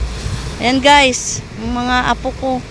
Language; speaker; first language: Filipino; native; Filipino